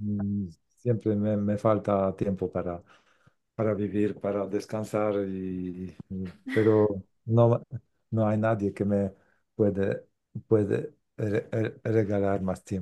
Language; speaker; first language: Spanish; non-native, learner; Polish